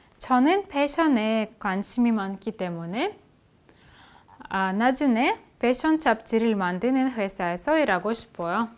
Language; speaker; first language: Korean; non-native, fluent; Russian